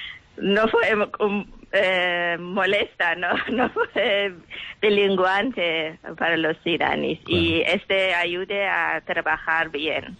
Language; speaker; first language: Spanish; non-native, learner; Persian